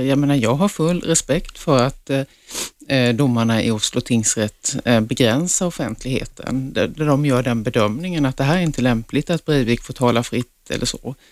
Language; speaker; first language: Swedish; native; Swedish